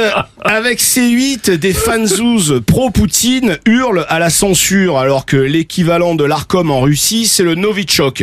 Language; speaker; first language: French; native; French